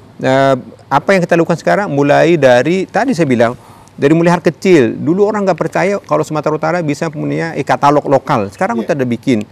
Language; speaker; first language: Indonesian; native; Indonesian